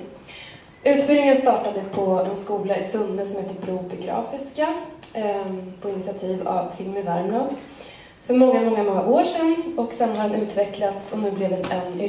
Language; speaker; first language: Swedish; native; Swedish